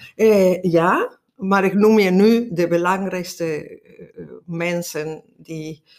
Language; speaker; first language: Dutch; non-native, fluent; Spanish